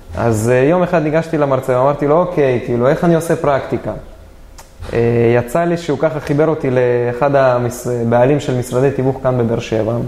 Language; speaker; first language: Hebrew; native; Hebrew